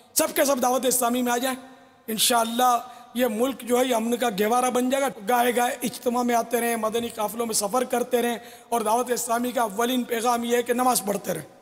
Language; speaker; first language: Urdu; non-native, local second language; Memoni